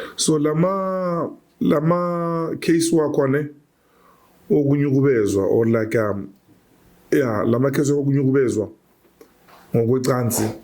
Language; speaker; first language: Zulu; native; Zulu